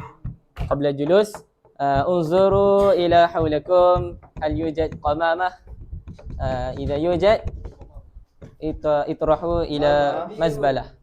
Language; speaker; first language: Arabic; non-native, learner; Malay